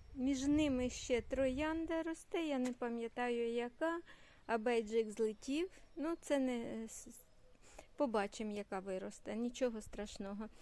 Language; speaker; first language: Ukrainian; non-native, local second language; Russian